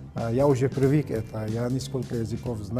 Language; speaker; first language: Russian; non-native, learner; Arabic